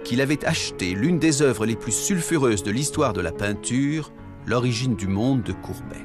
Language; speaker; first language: French; native; French